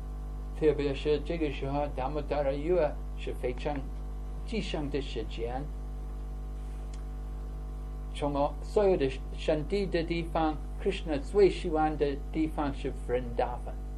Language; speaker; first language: Chinese; non-native, fluent; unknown